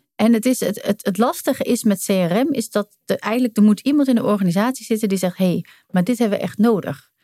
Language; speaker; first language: Dutch; native; Dutch